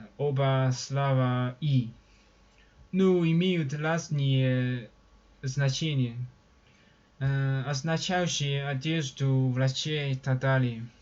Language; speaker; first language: Russian; non-native, learner; Chinese